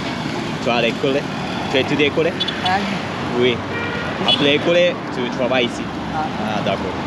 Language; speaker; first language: French; non-native, learner; Japanese